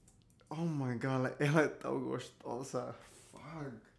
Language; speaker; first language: Portuguese; non-native, learner; Spanish